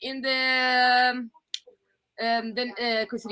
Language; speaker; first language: English; non-native, learner; Italian